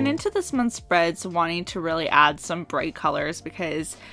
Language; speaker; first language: English; native; English